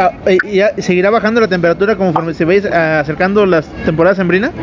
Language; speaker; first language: Spanish; native; Spanish